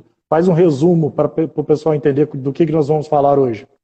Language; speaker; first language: Portuguese; native; Portuguese